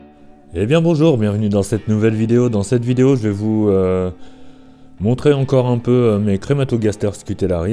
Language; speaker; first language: French; native; French